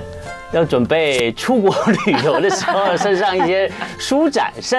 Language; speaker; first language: Chinese; native; Chinese